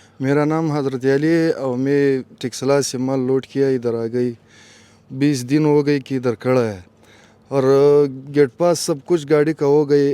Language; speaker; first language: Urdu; non-native, local second language; Pashto